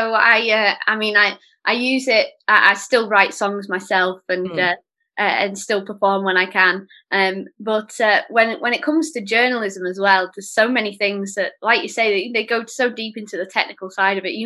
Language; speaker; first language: English; native; English